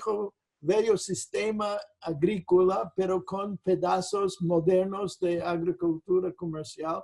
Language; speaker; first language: Spanish; non-native, fluent; English